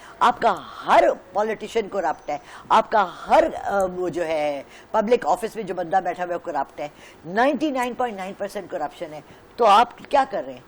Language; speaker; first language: Urdu; non-native, local second language; Pashto